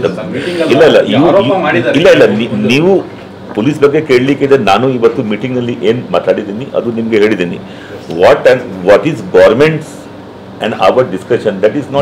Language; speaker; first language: Kannada; non-native, fluent; Hindi